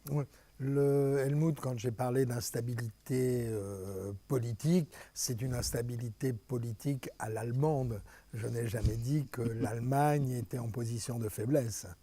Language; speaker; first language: French; native; French